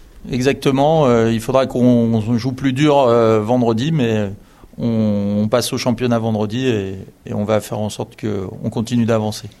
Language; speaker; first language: French; native; French